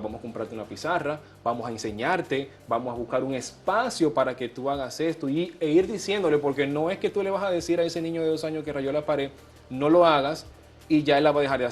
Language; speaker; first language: Spanish; native; Spanish